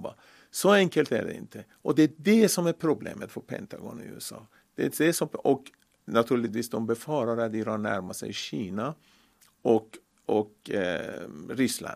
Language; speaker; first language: Swedish; non-native, fluent; Persian